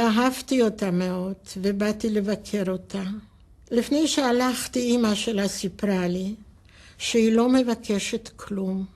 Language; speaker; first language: Hebrew; non-native, fluent; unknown